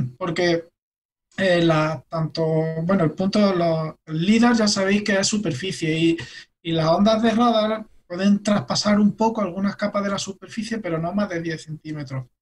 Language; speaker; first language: Spanish; native; Spanish